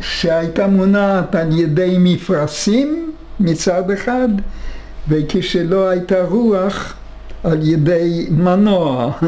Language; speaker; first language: Hebrew; non-native, fluent; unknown